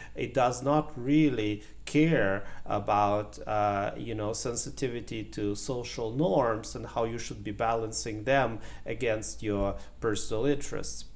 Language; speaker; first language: English; non-native, fluent; Ukrainian